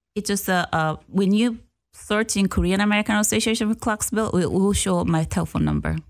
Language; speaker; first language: English; non-native, learner; Korean